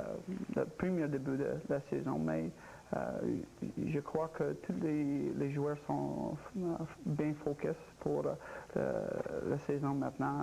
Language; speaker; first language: French; non-native, local second language; English